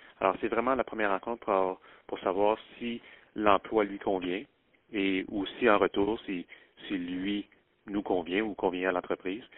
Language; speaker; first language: French; native; French